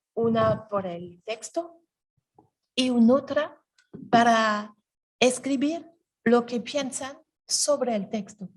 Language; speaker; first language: Spanish; non-native, learner; French